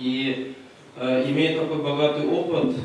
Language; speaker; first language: Russian; non-native, local second language; Tatar